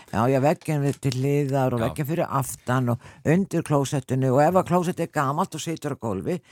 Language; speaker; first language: Icelandic; native; Icelandic